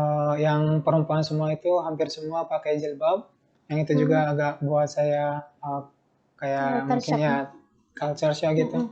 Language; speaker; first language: Indonesian; non-native, fluent; Turkmen